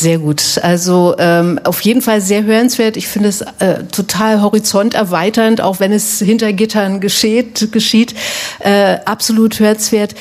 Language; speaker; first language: German; native; German